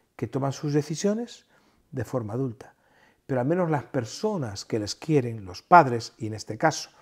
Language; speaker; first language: Spanish; native; Spanish